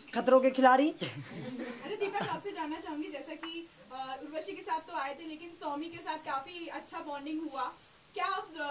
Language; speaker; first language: Hindi; native; Hindi